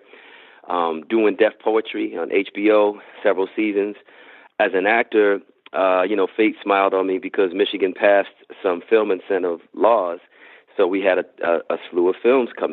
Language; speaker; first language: English; native; English